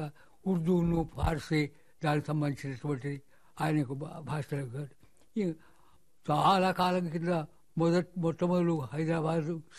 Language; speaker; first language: Telugu; non-native, local second language; Marathi